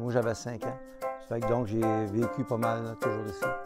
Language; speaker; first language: French; native; French